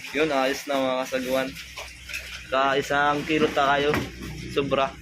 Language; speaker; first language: Filipino; native; Filipino